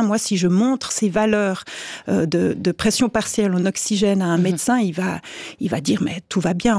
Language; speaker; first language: French; native; French